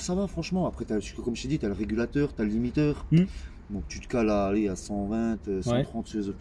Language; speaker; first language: French; native; French